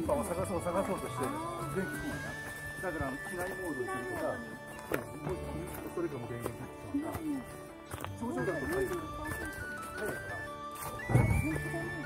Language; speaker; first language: Japanese; native; Japanese